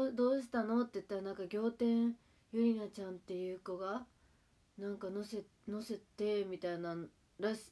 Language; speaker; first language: Japanese; native; Japanese